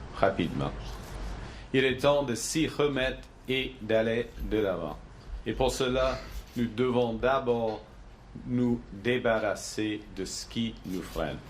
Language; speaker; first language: French; non-native, local second language; English